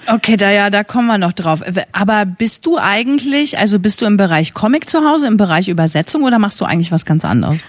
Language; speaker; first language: German; native; German